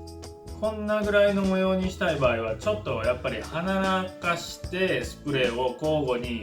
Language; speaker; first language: Japanese; native; Japanese